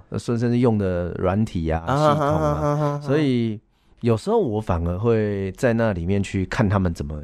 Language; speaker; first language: Chinese; native; Chinese